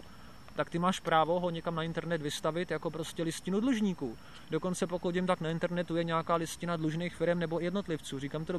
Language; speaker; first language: Czech; native; Czech